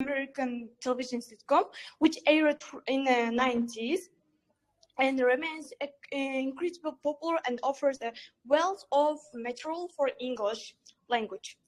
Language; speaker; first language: English; non-native, learner; Uzbek